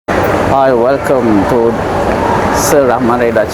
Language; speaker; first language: English; non-native, local second language; Malay